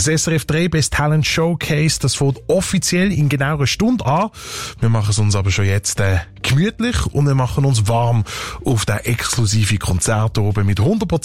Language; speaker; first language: German; native; German